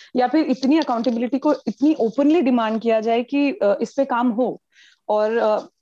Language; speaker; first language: Hindi; native; Hindi